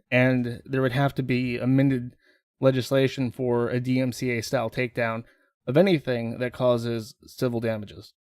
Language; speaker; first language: English; native; English